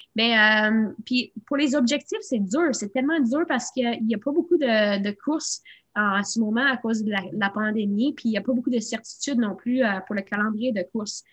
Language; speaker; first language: French; non-native, local second language; English